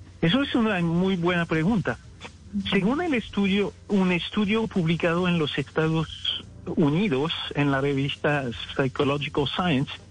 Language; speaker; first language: Spanish; non-native, fluent; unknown